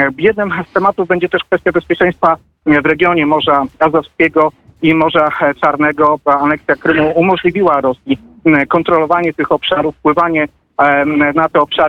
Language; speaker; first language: Polish; native; Polish